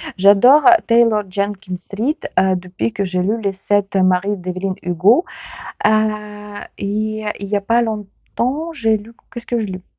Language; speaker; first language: French; non-native, fluent; Ukrainian